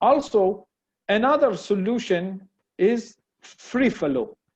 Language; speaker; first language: English; non-native, learner; Persian